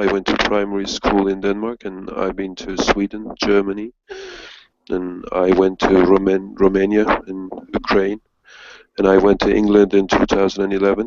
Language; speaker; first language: English; non-native, fluent; Turkish